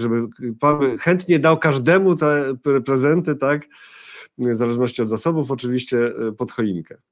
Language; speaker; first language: Polish; native; Polish